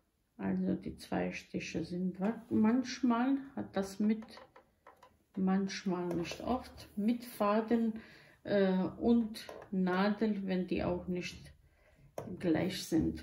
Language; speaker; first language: German; non-native, learner; Croatian